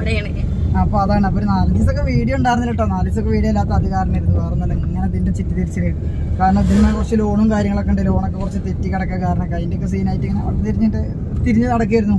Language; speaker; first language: Malayalam; native; Malayalam